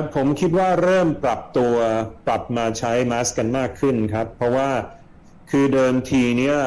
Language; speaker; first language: Thai; early bilingual, other home language; Swedish